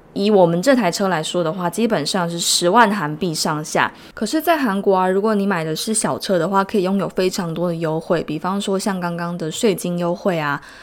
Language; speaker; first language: Chinese; native; Chinese